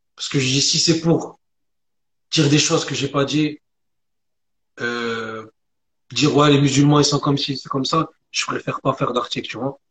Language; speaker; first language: French; early bilingual, other home language; Arabic